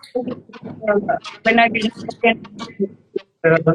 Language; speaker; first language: English; non-native, learner; Romanian